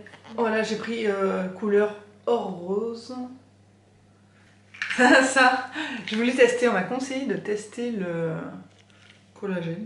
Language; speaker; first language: French; native; French